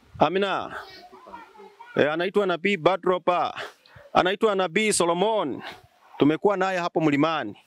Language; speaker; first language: Swahili; non-native, local second language; Luyia